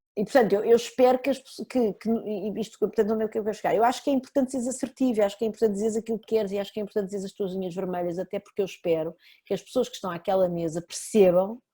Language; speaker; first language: Portuguese; native; Portuguese